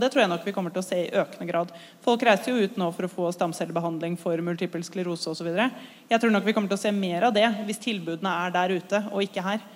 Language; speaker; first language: Norwegian; native; Norwegian